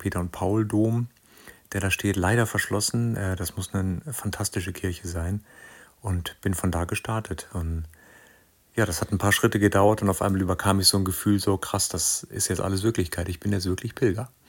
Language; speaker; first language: German; native; German